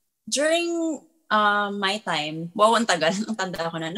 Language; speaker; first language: Filipino; native; Filipino